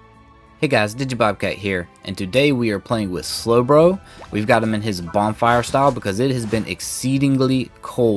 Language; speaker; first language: English; native; English